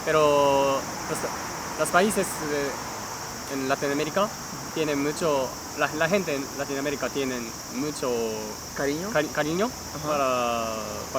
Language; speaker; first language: Spanish; non-native, learner; Japanese